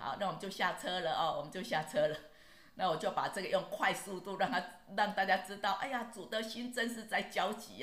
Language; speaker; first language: Chinese; native; Chinese